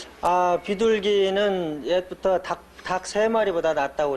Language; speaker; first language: Korean; native; Korean